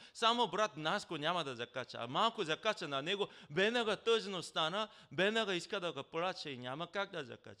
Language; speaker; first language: Bulgarian; non-native, learner; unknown